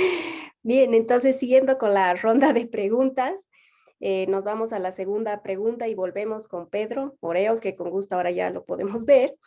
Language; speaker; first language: Spanish; native; Spanish